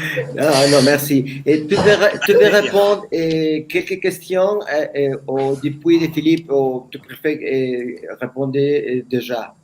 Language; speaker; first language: French; non-native, learner; Spanish